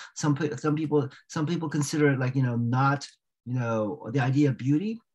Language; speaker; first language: English; native; English